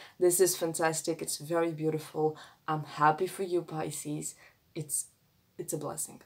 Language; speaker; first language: English; non-native, fluent; Romanian